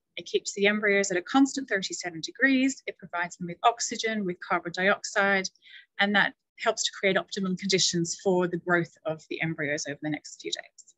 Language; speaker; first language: English; native; English